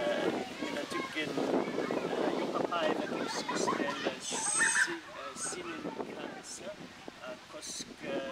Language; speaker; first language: Finnish; non-native, learner; English